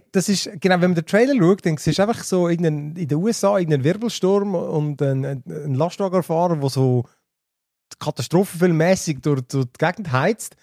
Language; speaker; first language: German; native; German